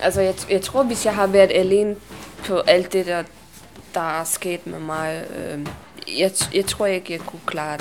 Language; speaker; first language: Danish; non-native, learner; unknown